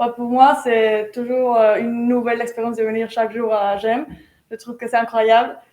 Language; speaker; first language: French; non-native, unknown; Spanish